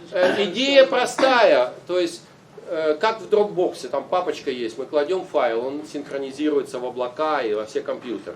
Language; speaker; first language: Russian; native; Russian